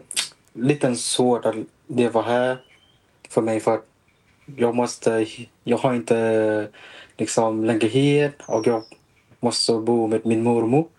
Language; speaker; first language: Swedish; non-native, fluent; Thai